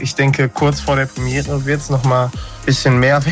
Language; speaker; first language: German; native; German